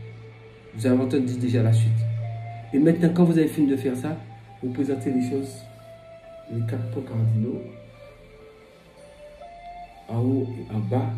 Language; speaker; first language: French; non-native, local second language; Fon